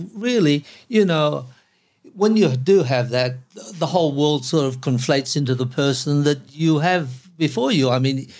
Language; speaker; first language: English; non-native, local second language; Cantonese